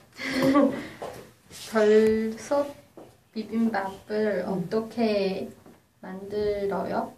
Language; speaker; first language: Korean; non-native, learner; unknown